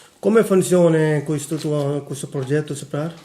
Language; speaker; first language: Italian; non-native, learner; Urdu